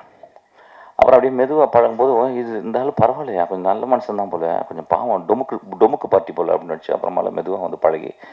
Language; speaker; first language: Tamil; native; Tamil